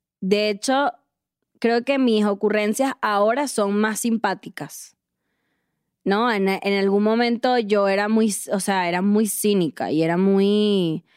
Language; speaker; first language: Spanish; native; Spanish